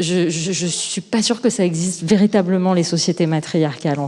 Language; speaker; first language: French; native; French